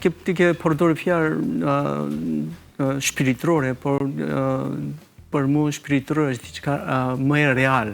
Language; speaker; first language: Albanian; non-native, fluent; Korean